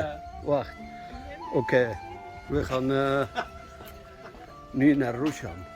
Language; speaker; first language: Dutch; non-native, learner; Kurdish